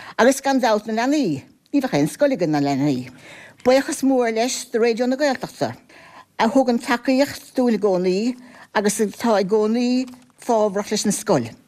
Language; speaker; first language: Irish; native; Irish